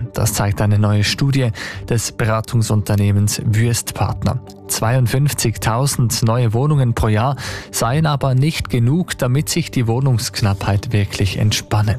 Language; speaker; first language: German; native; German